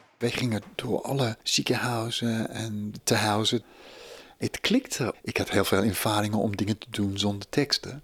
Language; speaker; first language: Dutch; non-native, fluent; English